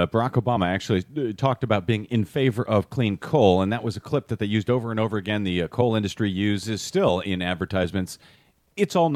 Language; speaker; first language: English; native; English